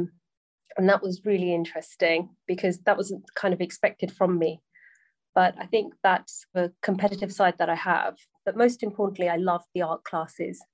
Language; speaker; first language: English; native; English